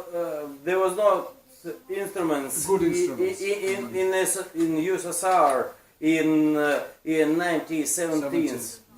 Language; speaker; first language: English; non-native, learner; Russian